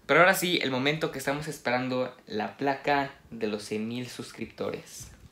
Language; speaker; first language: Spanish; native; Spanish